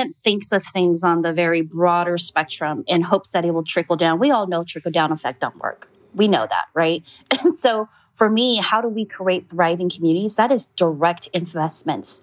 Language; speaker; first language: English; native; English